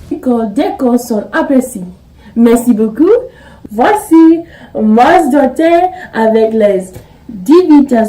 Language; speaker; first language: French; non-native, learner; English